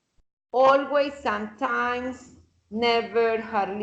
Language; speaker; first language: English; non-native, fluent; Spanish